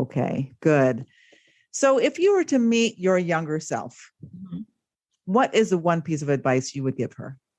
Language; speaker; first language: English; native; English